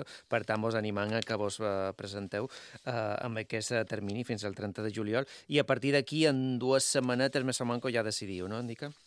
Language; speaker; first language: Catalan; native; Catalan